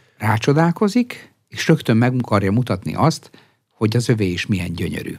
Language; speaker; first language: Hungarian; native; Hungarian